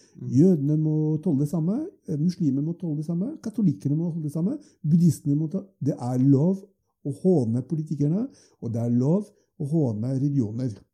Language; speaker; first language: Norwegian; non-native, fluent; French